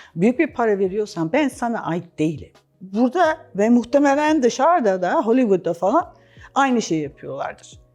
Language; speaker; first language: Turkish; non-native, fluent; English